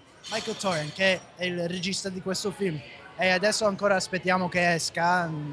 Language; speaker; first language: Italian; non-native, fluent; English